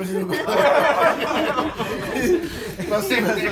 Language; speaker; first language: Russian; non-native, fluent; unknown